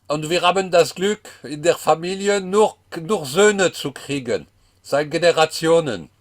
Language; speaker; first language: German; non-native, fluent; French